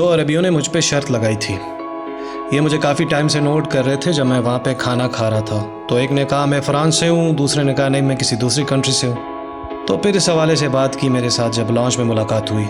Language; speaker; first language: Urdu; non-native, local second language; Pashto